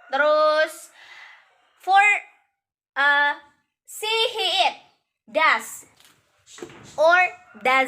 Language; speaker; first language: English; non-native, learner; Indonesian